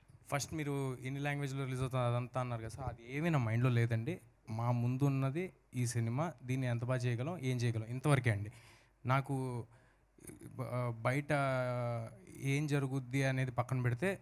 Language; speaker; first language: Telugu; native; Telugu